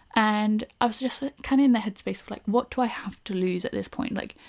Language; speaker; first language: English; native; English